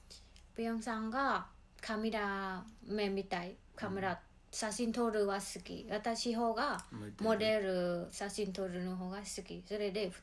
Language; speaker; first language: Japanese; non-native, learner; Mongolian